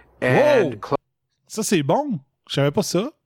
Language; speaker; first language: French; native; French